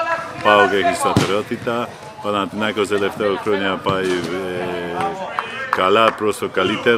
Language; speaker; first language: Greek; non-native, fluent; Polish